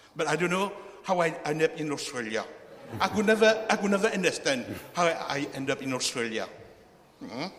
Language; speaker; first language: English; non-native, fluent; Chinese